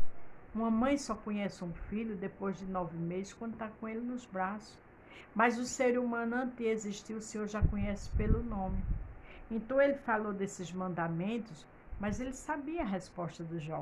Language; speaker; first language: Portuguese; native; Portuguese